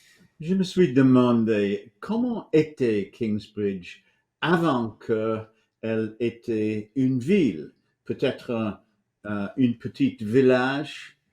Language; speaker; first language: French; non-native, fluent; English